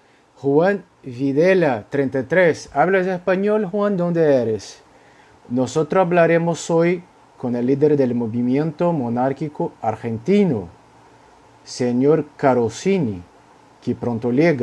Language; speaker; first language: Spanish; non-native, local second language; Portuguese